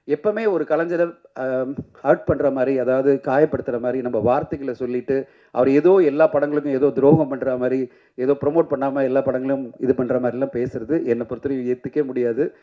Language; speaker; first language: Tamil; native; Tamil